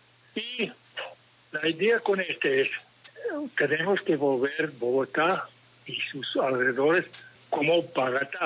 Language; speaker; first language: Spanish; non-native, fluent; English